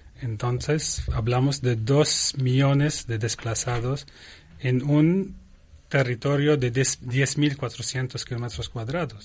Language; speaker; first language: Spanish; non-native, learner; Arabic